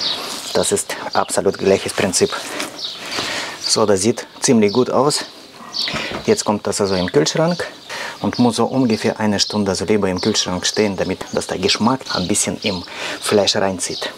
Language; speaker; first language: German; non-native, learner; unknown